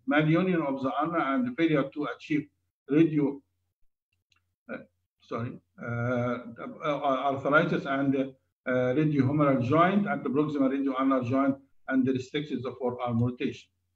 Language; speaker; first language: English; non-native, fluent; Arabic